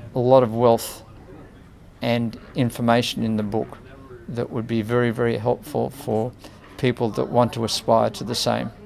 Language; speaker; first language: English; native; English